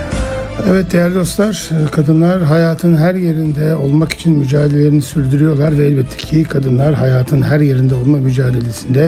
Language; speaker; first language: Turkish; native; Turkish